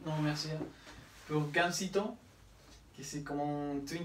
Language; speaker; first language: French; non-native, learner; Spanish